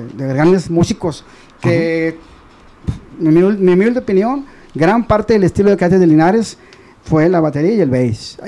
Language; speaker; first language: Spanish; native; Spanish